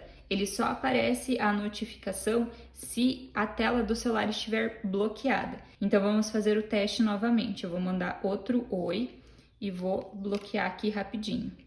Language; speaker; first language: Portuguese; native; Portuguese